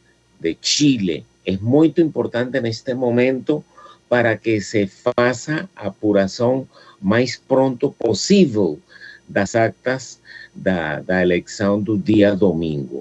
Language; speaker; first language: Portuguese; non-native, fluent; Spanish